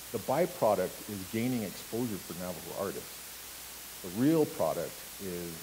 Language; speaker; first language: English; native; English